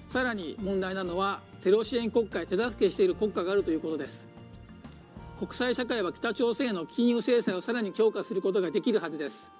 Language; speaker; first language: Japanese; native; Japanese